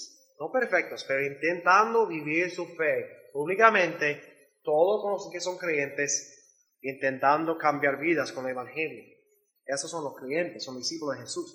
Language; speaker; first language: Spanish; non-native, learner; English